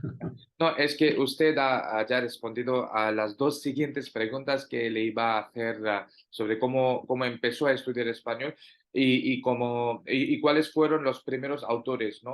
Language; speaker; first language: Spanish; non-native, fluent; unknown